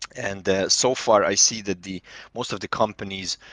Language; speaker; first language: English; non-native, fluent; Hungarian